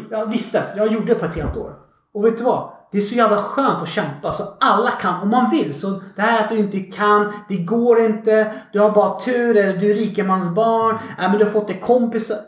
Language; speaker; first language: Swedish; early bilingual, other home language; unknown